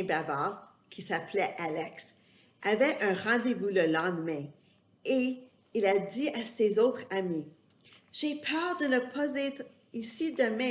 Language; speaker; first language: French; non-native, fluent; English